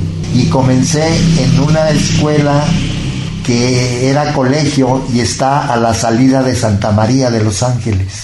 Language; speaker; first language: Spanish; native; Spanish